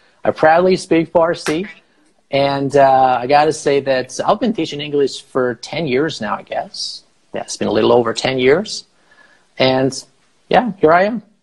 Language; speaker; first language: English; non-native, fluent; Persian